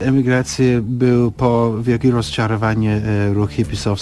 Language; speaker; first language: Polish; non-native, fluent; English